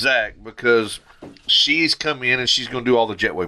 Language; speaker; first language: English; native; English